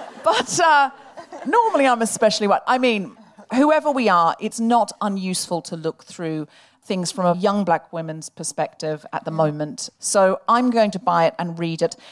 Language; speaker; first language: English; native; English